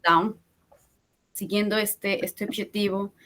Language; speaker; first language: Portuguese; non-native, fluent; Spanish